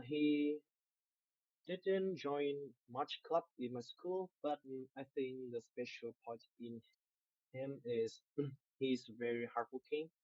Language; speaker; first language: English; non-native, learner; Vietnamese